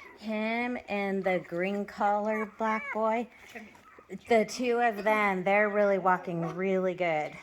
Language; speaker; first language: English; native; English